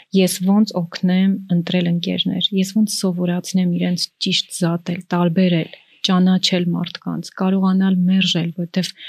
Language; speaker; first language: Armenian; native; Armenian